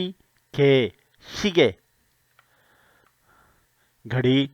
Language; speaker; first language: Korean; non-native, fluent; Urdu